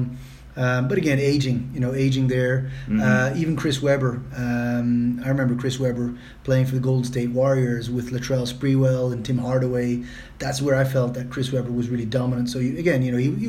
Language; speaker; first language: English; non-native, fluent; Dutch